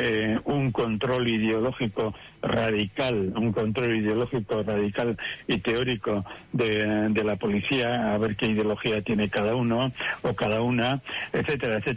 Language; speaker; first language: Spanish; native; Spanish